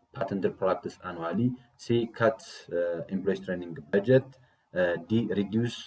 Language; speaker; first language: English; non-native, local second language; Amharic